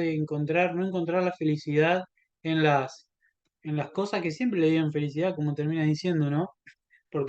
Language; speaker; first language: Spanish; native; Spanish